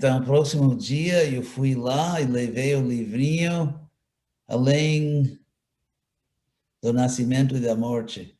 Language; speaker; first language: Portuguese; non-native, fluent; English